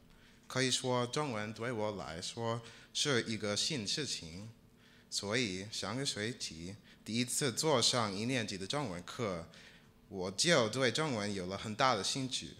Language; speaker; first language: Chinese; non-native, learner; English